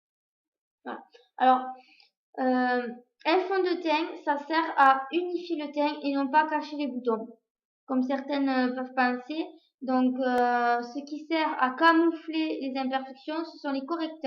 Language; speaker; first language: French; native; French